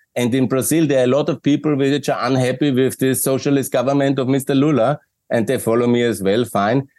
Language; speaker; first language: English; non-native, fluent; German